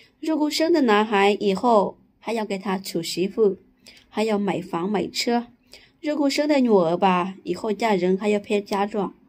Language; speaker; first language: Chinese; non-native, fluent; Lao